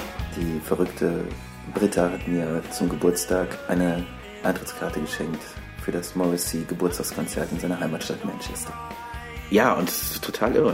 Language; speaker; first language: German; native; German